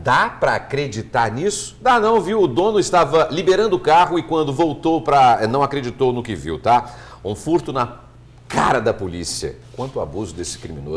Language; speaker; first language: Portuguese; native; Portuguese